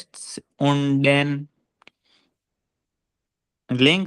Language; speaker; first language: German; non-native, learner; Hindi